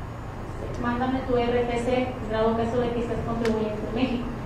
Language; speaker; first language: Spanish; native; Spanish